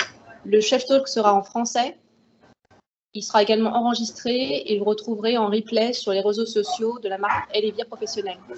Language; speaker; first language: French; native; French